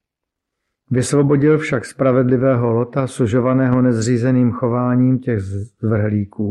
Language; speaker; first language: Czech; native; Czech